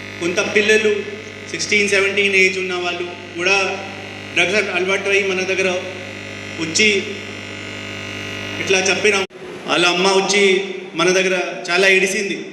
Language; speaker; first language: Telugu; non-native, fluent; Hindi